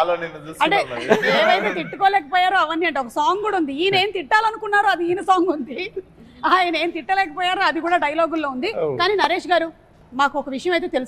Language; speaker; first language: Telugu; native; Telugu